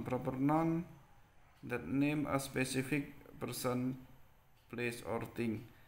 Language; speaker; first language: English; non-native, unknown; Indonesian